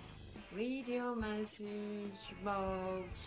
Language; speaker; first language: English; non-native, learner; Russian